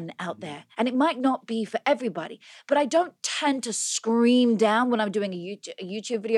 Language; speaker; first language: English; native; English